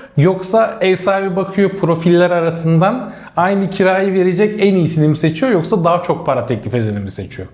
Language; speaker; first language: Turkish; native; Turkish